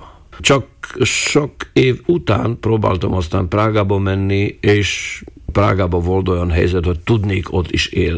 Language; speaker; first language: Hungarian; non-native, local second language; Slovak